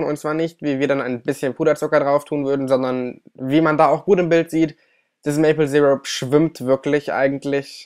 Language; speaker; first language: German; native; German